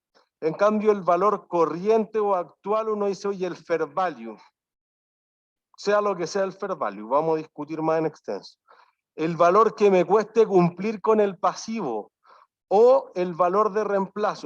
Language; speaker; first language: Spanish; native; Spanish